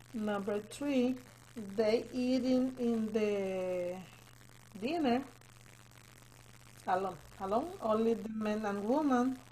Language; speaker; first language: English; non-native, learner; Spanish